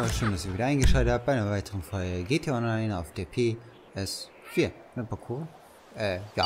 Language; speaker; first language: German; native; German